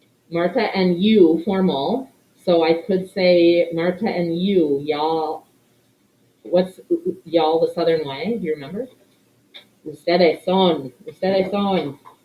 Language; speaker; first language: English; native; English